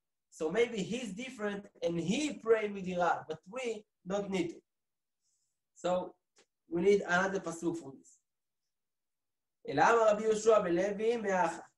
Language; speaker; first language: English; non-native, fluent; Hebrew